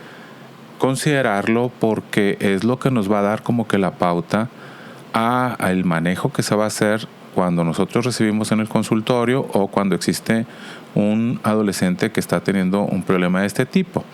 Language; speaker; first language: Spanish; native; Spanish